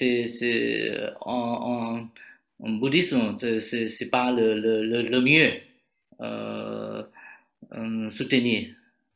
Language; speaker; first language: French; non-native, learner; Vietnamese